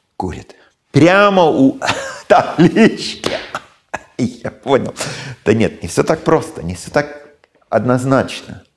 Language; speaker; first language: Russian; non-native, fluent; English